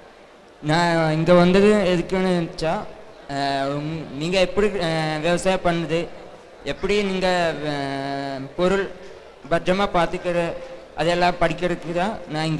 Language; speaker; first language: Tamil; non-native, learner; Malayalam